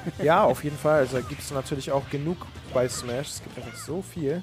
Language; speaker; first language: German; native; German